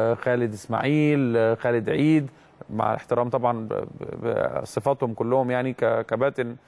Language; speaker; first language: Arabic; native; Arabic